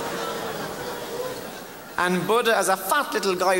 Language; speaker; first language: English; native; English